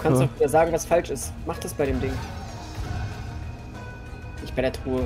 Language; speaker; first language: German; native; German